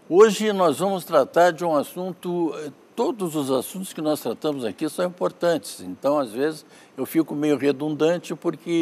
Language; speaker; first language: Portuguese; native; Portuguese